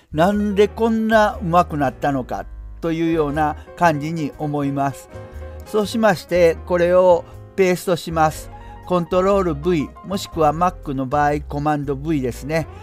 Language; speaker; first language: Japanese; native; Japanese